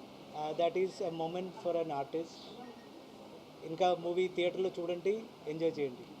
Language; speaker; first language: Telugu; non-native, fluent; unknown